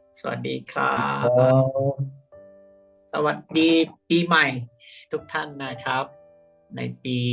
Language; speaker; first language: Thai; native; Thai